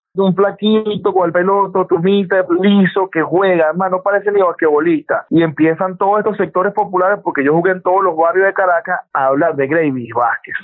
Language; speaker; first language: Spanish; native; Spanish